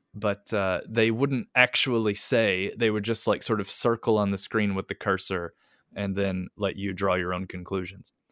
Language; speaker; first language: English; native; English